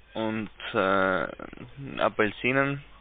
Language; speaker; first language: German; non-native, learner; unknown